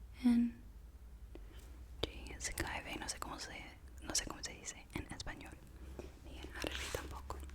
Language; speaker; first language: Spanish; non-native, learner; English